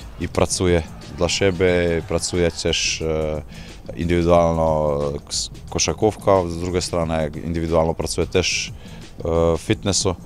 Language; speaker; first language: Polish; non-native, learner; Slovenian